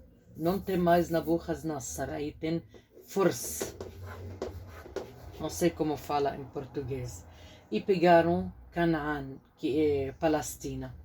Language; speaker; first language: Portuguese; non-native, fluent; Arabic